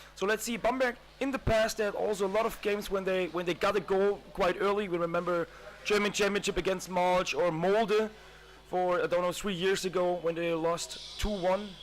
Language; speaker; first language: English; non-native, fluent; German